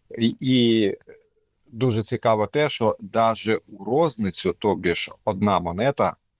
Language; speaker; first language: Ukrainian; non-native, local second language; Russian